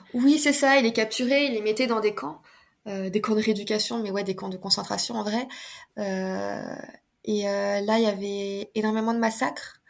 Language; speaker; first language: French; early bilingual, other home language; Khmer